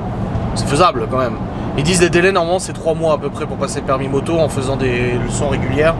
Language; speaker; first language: French; native; French